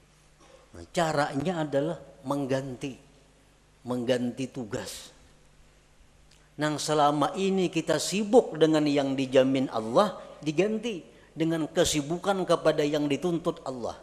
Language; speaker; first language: Indonesian; non-native, local second language; Banjar